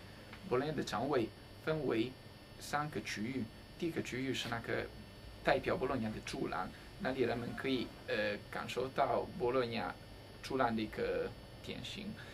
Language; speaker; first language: Chinese; non-native, fluent; Italian